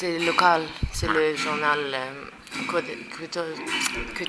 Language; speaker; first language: French; non-native, learner; Norwegian